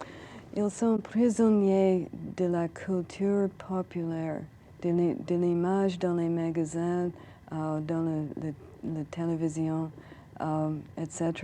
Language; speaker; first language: French; non-native, learner; English